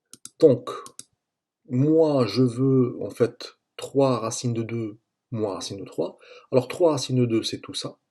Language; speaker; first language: French; native; French